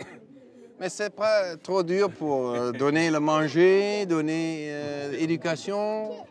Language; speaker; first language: French; non-native, fluent; Dutch